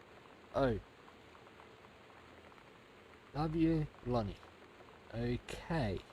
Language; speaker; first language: English; native; English